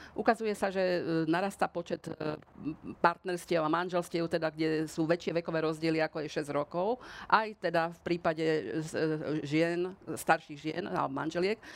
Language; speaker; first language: Slovak; native; Slovak